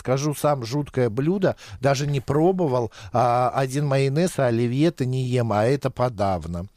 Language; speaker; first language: Russian; native; Russian